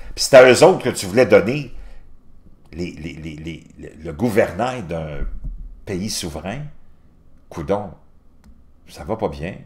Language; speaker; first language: French; native; French